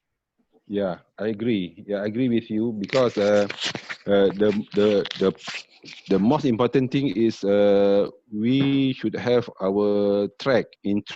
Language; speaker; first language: English; non-native, learner; Malay